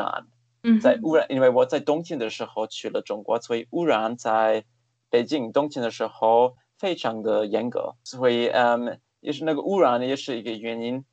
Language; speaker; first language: Chinese; non-native, fluent; German